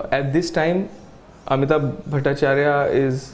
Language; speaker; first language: English; non-native, local second language; Bangla